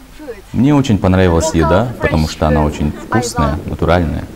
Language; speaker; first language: Russian; non-native, fluent; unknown